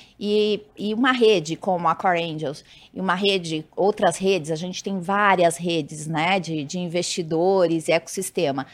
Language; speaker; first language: Portuguese; native; Portuguese